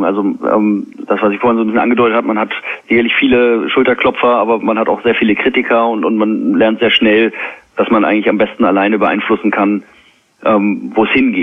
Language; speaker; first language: German; native; German